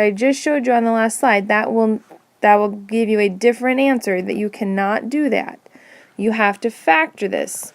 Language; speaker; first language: English; native; English